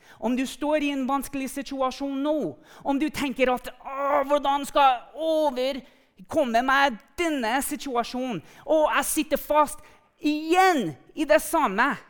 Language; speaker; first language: Norwegian; non-native, fluent; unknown